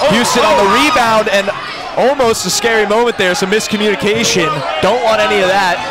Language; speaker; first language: English; native; English